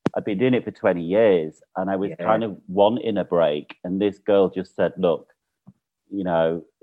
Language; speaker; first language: English; native; English